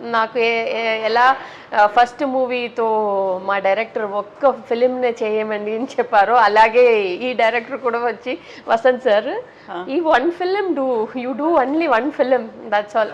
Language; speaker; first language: Telugu; non-native, local second language; Tamil